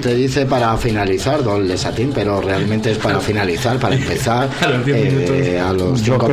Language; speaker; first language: Spanish; native; Spanish